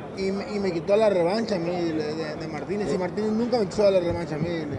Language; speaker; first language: Spanish; native; Spanish